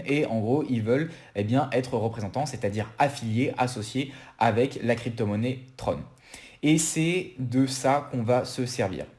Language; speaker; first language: French; native; French